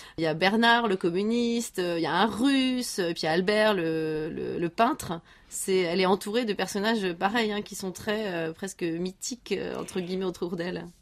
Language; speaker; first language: French; native; French